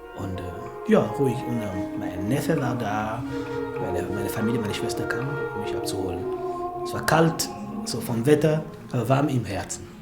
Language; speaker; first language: German; non-native, fluent; French